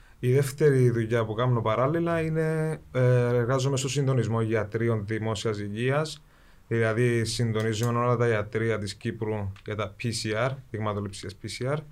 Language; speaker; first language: Greek; early bilingual, other home language; Kurdish